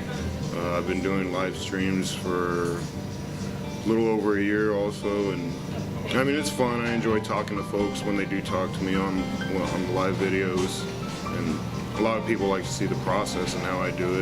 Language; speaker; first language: English; native; English